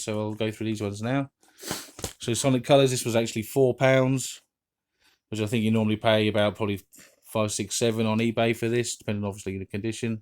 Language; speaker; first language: English; native; English